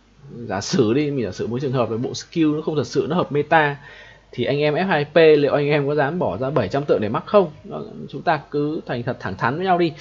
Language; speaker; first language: Vietnamese; native; Vietnamese